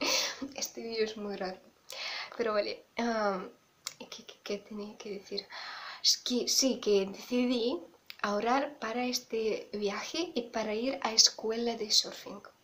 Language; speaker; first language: Spanish; non-native, fluent; Russian